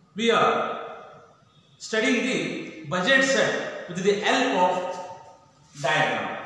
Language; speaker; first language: English; non-native, local second language; Kannada